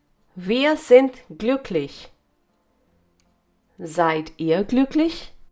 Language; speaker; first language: German; non-native, fluent; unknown